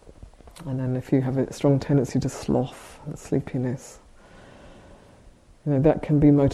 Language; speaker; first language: English; native; English